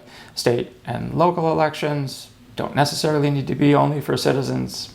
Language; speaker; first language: English; native; English